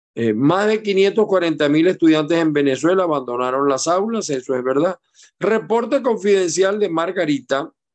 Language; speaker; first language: Spanish; native; Spanish